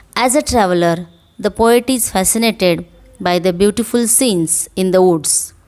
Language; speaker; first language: English; non-native, local second language; Marathi